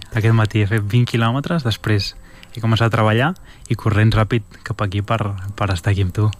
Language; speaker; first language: Catalan; early bilingual, other home language; Arabic